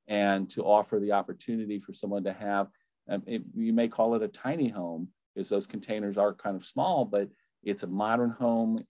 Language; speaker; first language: English; native; English